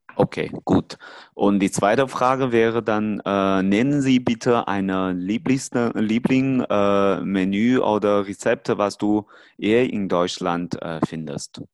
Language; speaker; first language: German; non-native, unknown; Chinese